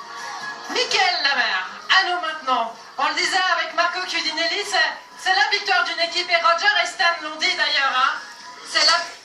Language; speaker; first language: French; native; French